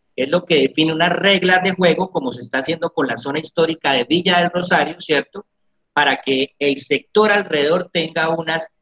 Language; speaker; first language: Spanish; native; Spanish